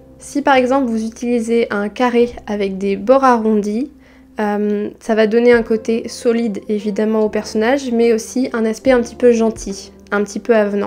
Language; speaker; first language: French; native; French